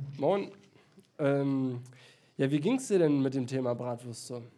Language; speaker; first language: German; native; German